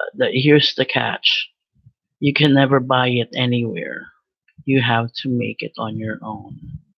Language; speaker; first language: English; non-native, local second language; Filipino